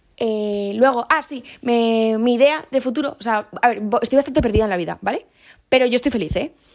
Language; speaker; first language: Spanish; native; Spanish